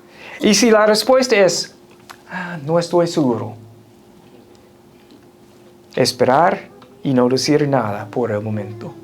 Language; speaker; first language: Spanish; non-native, fluent; English